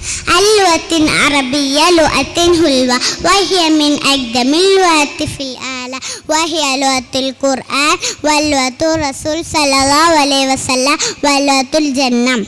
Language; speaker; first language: Arabic; non-native, learner; Malayalam